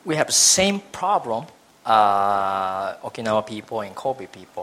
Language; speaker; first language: English; non-native, fluent; Japanese